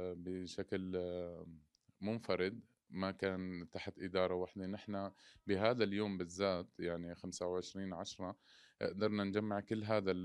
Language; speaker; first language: Arabic; native; Arabic